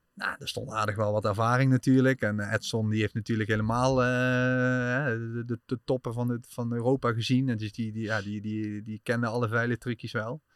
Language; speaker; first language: Dutch; native; Dutch